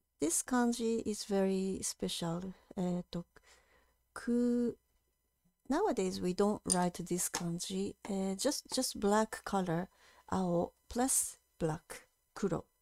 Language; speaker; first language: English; non-native, fluent; Japanese